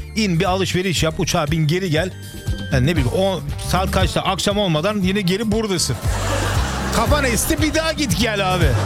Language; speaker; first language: Turkish; early bilingual, heritage; Turkish